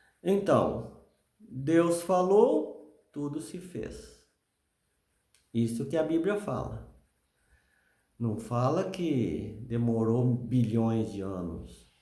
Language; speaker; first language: Portuguese; native; Portuguese